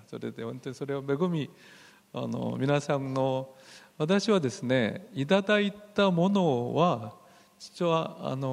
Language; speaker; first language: Japanese; non-native, fluent; Korean